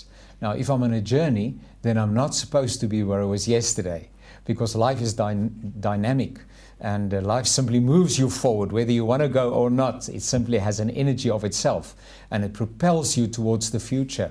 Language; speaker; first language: English; non-native, local second language; Afrikaans